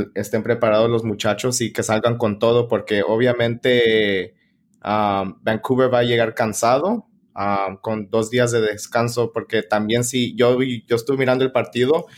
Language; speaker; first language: Spanish; native; Spanish